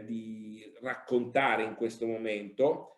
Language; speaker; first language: Italian; native; Italian